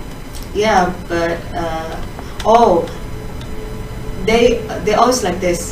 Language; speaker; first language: English; non-native, fluent; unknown